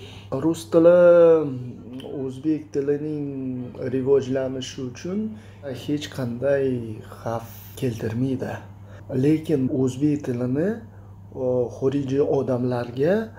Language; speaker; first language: Uzbek; non-native, local second language; Russian